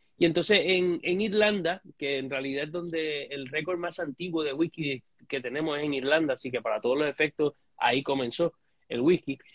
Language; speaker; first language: Spanish; native; Spanish